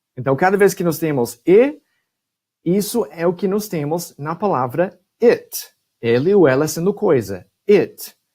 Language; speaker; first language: Portuguese; non-native, fluent; English